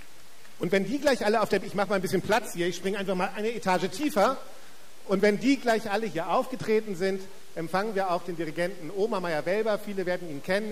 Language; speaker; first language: German; native; German